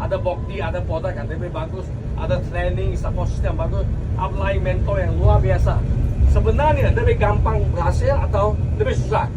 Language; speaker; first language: Malay; non-native, local second language; Chinese